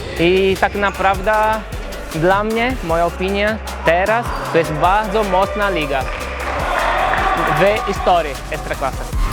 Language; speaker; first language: Polish; non-native, learner; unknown